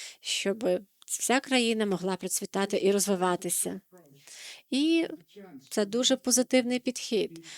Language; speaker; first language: Ukrainian; non-native, fluent; Dutch